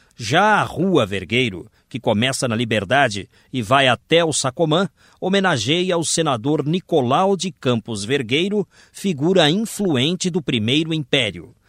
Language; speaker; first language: Portuguese; native; Portuguese